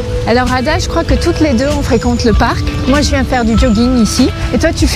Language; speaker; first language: French; native; French